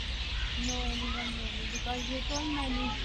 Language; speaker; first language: English; non-native, learner; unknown